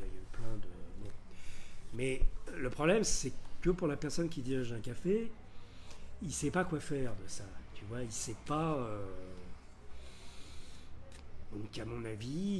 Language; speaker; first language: French; native; French